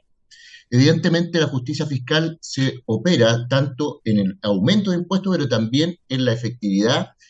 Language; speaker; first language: Spanish; native; Spanish